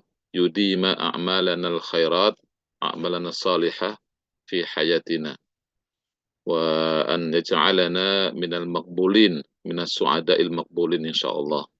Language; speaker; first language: Arabic; non-native, fluent; Indonesian